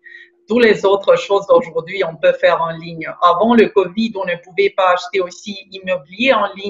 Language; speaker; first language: French; non-native, fluent; Estonian